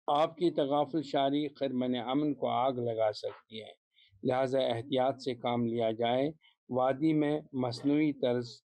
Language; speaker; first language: Urdu; non-native, local second language; Kashmiri